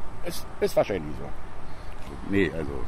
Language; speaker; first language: German; native; German